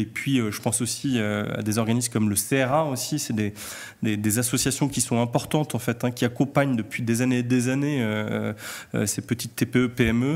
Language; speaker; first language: French; native; French